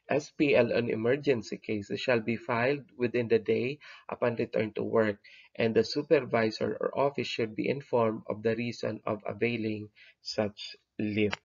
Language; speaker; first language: English; non-native, local second language; Filipino